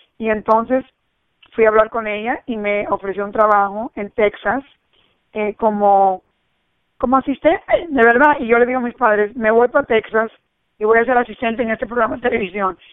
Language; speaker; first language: Spanish; early bilingual, heritage; Spanish